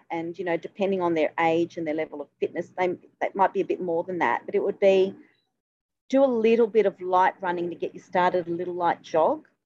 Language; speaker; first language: English; native; English